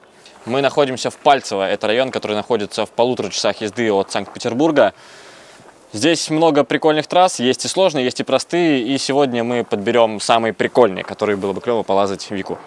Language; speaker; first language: Russian; native; Russian